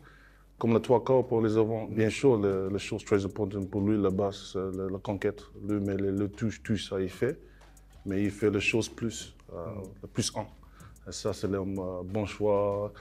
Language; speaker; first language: French; non-native, learner; English